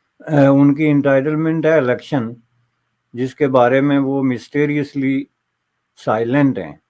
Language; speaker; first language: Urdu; non-native, local second language; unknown